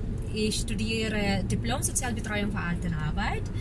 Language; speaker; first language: German; non-native, learner; Filipino